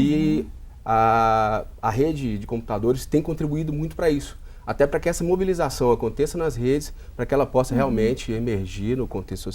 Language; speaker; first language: Portuguese; native; Portuguese